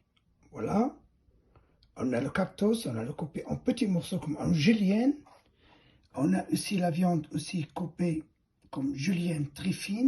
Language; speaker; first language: French; non-native, fluent; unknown